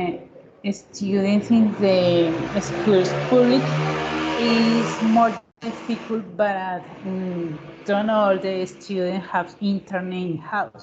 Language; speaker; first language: English; non-native, learner; Spanish